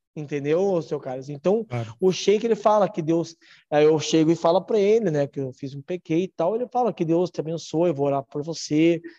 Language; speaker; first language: Portuguese; native; Portuguese